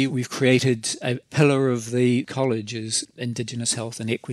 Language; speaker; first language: English; native; English